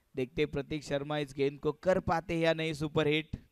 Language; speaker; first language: Hindi; non-native, local second language; Marathi